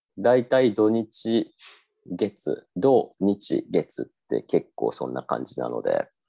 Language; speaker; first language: Japanese; native; Japanese